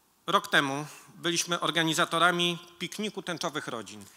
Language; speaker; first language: Polish; native; Polish